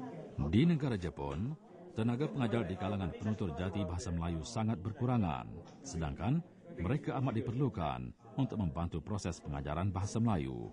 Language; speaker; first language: Malay; native; Malay